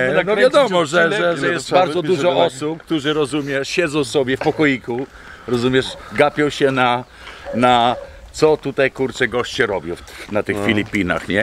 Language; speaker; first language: Polish; early bilingual, heritage; Polish